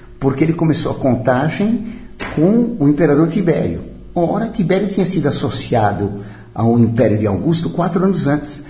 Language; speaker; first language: Portuguese; early bilingual, other home language; Italian